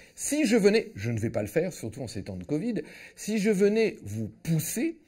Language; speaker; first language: French; native; French